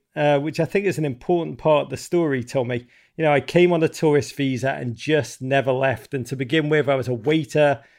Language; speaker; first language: English; native; English